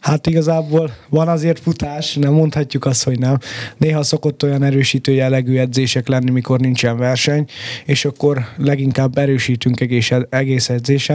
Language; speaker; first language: Hungarian; native; Hungarian